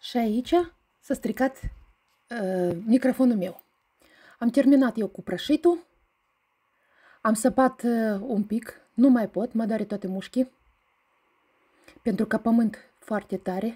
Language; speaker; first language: Romanian; non-native, learner; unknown